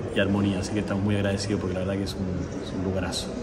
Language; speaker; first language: Spanish; native; Spanish